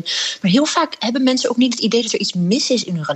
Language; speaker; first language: Dutch; native; Dutch